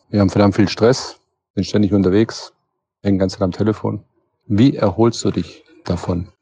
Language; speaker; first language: German; native; German